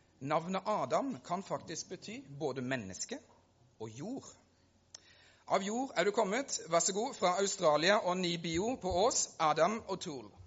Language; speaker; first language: Norwegian; native; Norwegian